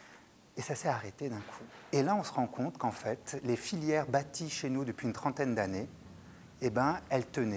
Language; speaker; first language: French; native; French